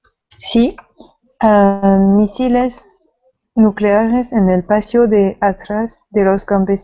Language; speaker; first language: Spanish; non-native, learner; French